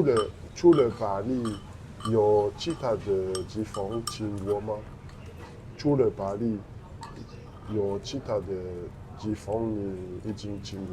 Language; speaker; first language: Chinese; non-native, learner; French